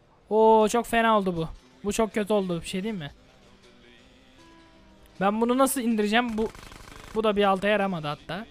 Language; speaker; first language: Turkish; native; Turkish